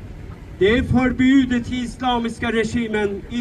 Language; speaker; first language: Swedish; non-native, fluent; Persian